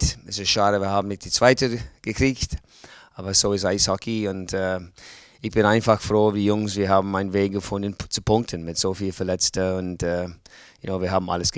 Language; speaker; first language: German; non-native, learner; English